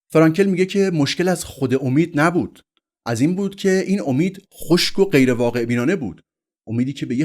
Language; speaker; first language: Persian; native; Persian